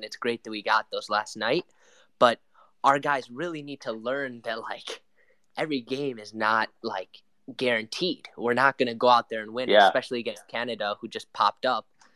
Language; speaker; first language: English; native; English